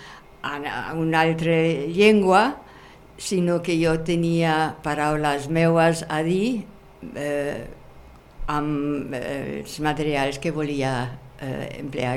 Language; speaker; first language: Catalan; non-native, fluent; German